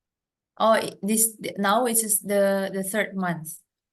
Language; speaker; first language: English; non-native, fluent; Indonesian